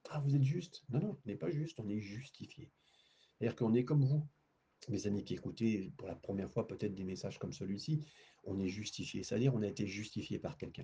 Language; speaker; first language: French; native; French